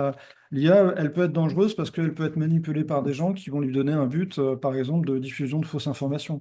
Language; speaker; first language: French; native; French